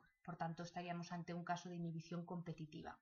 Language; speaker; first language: Spanish; native; Spanish